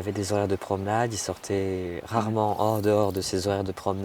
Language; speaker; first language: French; native; French